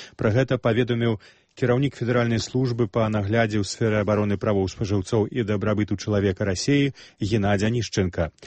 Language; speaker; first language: Belarusian; native; Belarusian